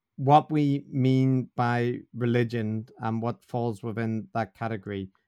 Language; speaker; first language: English; native; English